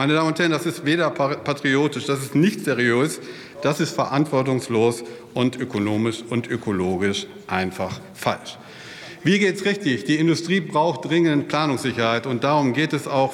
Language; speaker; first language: German; native; German